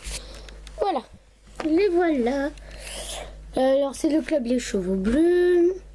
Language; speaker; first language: French; native; French